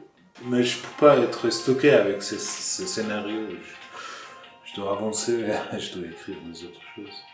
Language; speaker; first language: French; non-native, learner; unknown